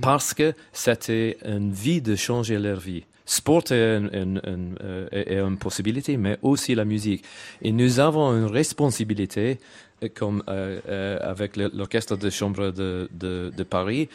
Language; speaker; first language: French; non-native, learner; English